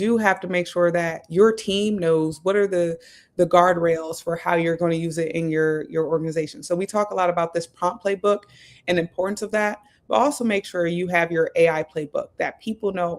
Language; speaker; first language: English; native; English